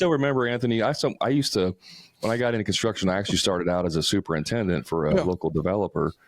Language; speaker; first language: English; native; English